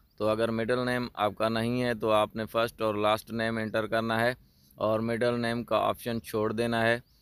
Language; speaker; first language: Urdu; native; Urdu